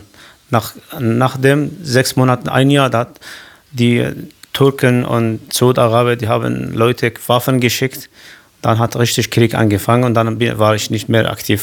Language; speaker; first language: German; non-native, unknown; Kurdish